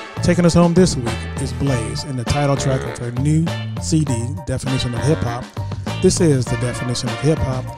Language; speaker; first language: English; native; English